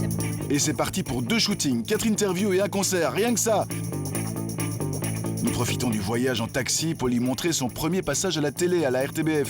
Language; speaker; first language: French; native; French